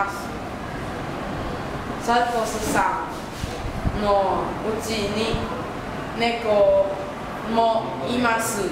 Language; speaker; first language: Japanese; non-native, learner; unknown